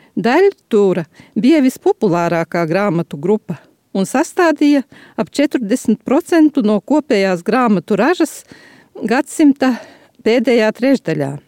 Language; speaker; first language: Latvian; native; Latvian